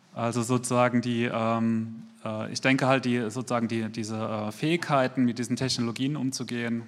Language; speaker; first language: German; native; German